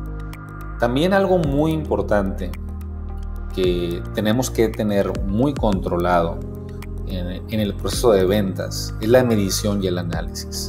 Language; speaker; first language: Spanish; native; Spanish